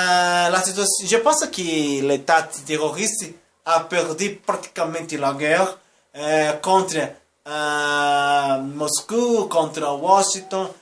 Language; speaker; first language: French; non-native, learner; Portuguese